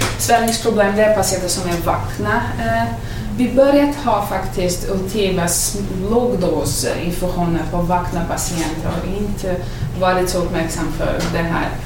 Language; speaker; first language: Swedish; non-native, fluent; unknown